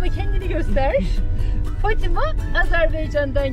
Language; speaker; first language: Turkish; native; Turkish